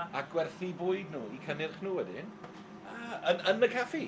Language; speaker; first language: Welsh; native; Welsh